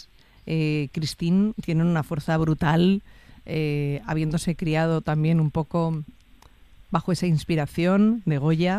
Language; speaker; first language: Spanish; native; Spanish